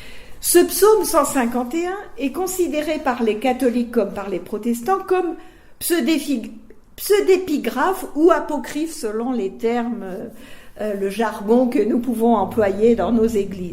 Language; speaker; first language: French; native; French